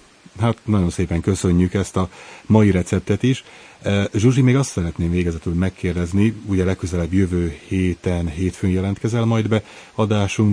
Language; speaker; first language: Hungarian; native; Hungarian